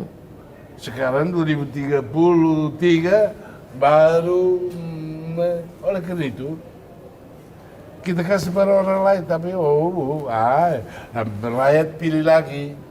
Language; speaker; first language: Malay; non-native, fluent; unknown